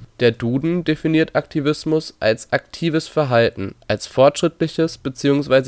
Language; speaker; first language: German; native; German